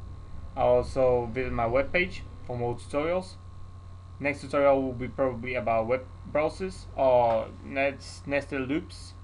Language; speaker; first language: English; non-native, fluent; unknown